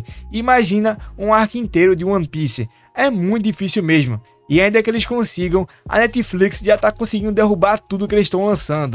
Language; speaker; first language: Portuguese; native; Portuguese